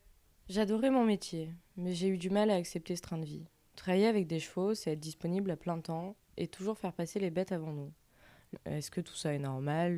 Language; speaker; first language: French; native; French